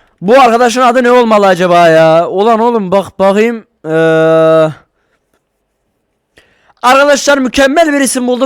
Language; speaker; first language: Turkish; native; Turkish